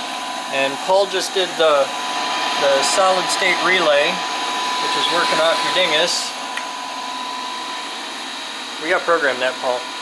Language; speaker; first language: English; native; English